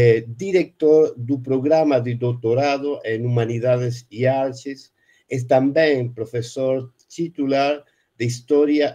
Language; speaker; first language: Portuguese; non-native, fluent; Spanish